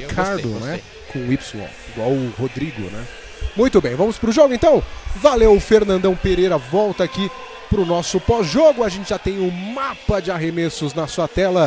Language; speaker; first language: Portuguese; native; Portuguese